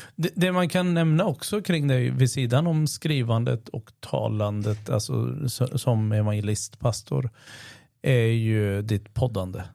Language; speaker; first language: Swedish; native; Swedish